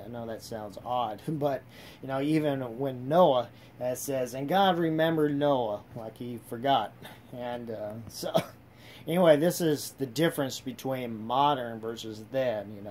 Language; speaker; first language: English; native; English